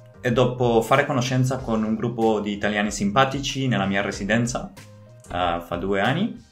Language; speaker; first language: Italian; non-native, fluent; Spanish